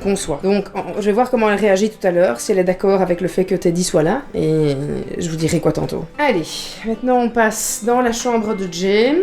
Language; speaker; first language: French; native; French